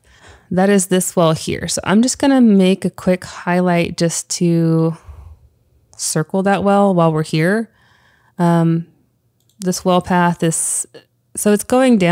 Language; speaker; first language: English; native; English